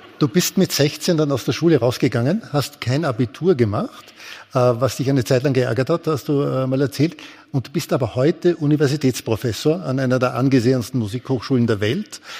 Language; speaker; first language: German; native; German